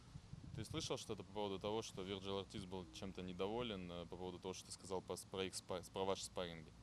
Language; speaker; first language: Russian; non-native, fluent; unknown